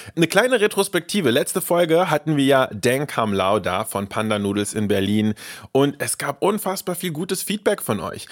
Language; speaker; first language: German; early bilingual, other home language; Russian